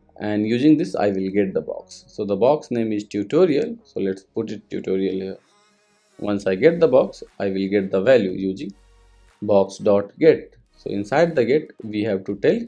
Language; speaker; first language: English; non-native, local second language; Hindi